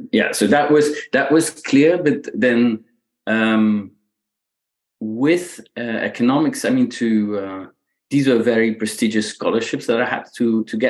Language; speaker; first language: English; non-native, fluent; Dutch